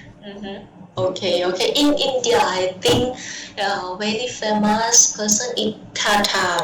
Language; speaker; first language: English; non-native, learner; Thai